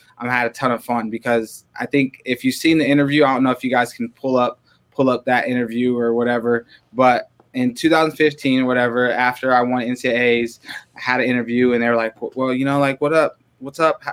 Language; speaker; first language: English; native; English